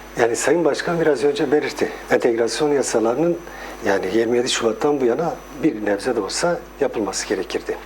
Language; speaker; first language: Turkish; non-native, local second language; Kurdish